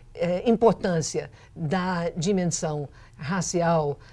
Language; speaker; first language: Portuguese; non-native, fluent; English